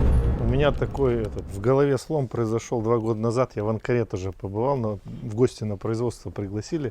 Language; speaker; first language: Russian; native; Russian